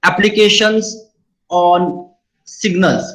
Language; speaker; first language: English; non-native, local second language; Marathi